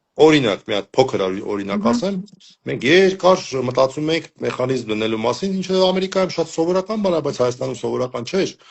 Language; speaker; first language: Armenian; native; Armenian